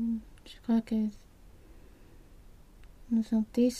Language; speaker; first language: French; non-native, learner; Swedish